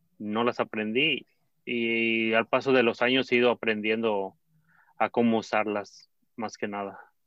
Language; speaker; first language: Spanish; native; Spanish